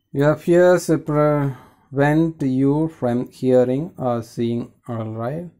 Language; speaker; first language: English; non-native, local second language; Tamil